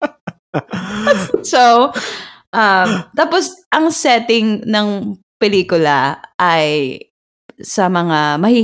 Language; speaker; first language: English; non-native, local second language; Filipino